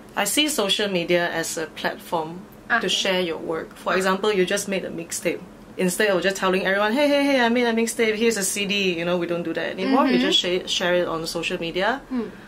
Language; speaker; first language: English; non-native, local second language; Chinese